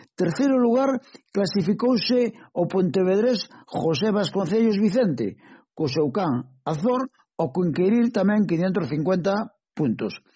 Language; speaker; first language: Galician; native; Galician